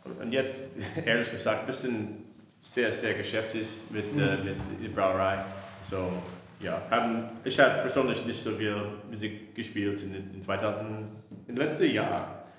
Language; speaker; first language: German; non-native, learner; English